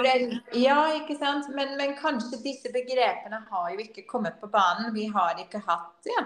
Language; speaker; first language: Norwegian; non-native, fluent; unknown